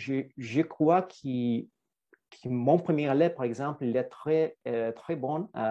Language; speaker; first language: French; non-native, fluent; Italian